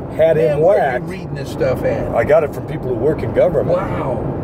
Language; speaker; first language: English; native; English